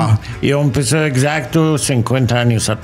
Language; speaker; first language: Spanish; non-native, learner; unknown